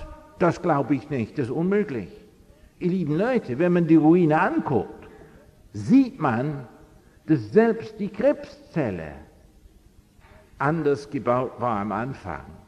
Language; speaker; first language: German; non-native, fluent; English